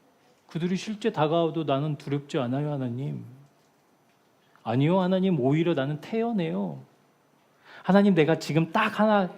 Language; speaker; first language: Korean; native; Korean